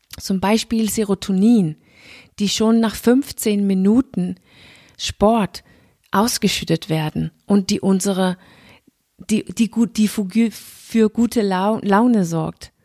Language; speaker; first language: German; non-native, fluent; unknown